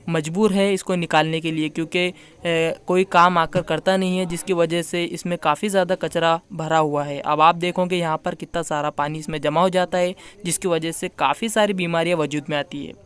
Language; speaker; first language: Hindi; non-native, local second language; Urdu